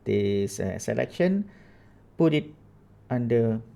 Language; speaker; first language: English; non-native, local second language; Malay